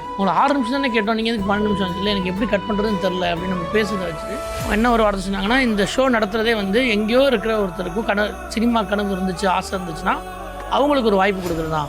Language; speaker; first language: Tamil; native; Tamil